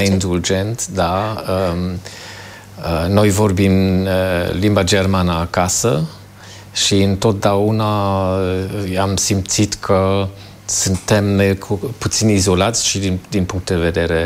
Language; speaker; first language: Romanian; non-native, fluent; German